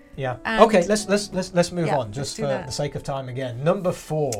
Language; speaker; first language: English; native; English